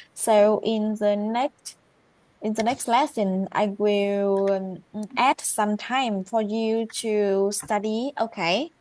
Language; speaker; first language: English; non-native, learner; Vietnamese